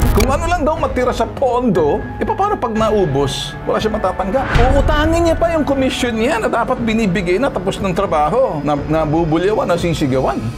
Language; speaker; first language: Filipino; native; Filipino